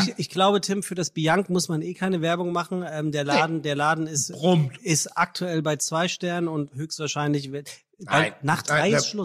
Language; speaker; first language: German; native; German